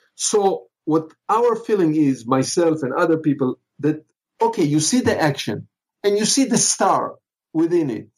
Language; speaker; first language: English; non-native, fluent; Hebrew